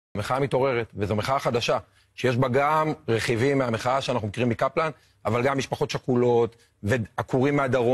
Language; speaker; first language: Hebrew; native; Hebrew